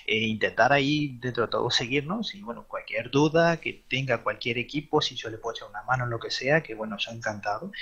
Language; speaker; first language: Spanish; native; Spanish